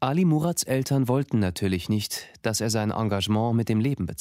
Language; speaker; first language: German; native; German